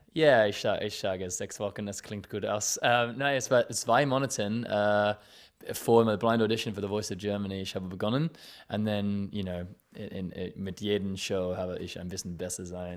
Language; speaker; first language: German; non-native, learner; English